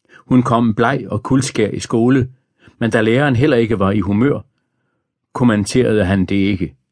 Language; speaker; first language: Danish; native; Danish